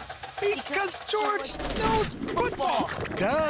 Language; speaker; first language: English; native; English